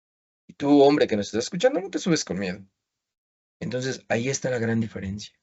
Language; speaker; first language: Spanish; native; Spanish